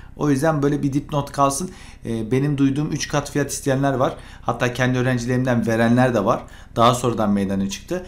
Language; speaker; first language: Turkish; native; Turkish